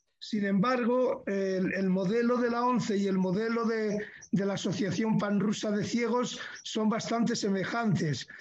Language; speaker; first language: Spanish; native; Spanish